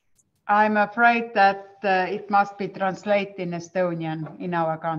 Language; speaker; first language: English; non-native, learner; Estonian